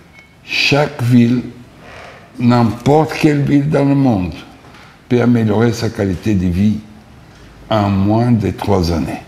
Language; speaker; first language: French; non-native, fluent; Portuguese